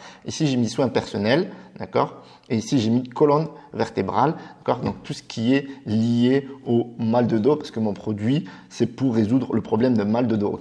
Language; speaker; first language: French; native; French